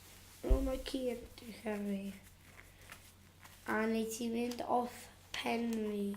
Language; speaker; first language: Welsh; non-native, local second language; English